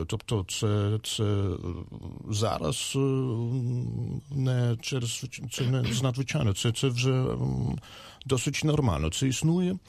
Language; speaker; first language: Ukrainian; non-native, learner; German